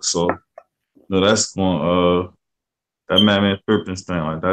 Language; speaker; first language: English; native; English